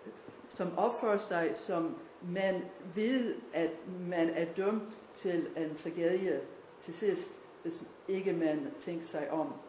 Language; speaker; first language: Danish; non-native, fluent; English